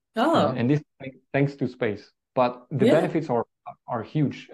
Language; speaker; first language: English; non-native, fluent; Italian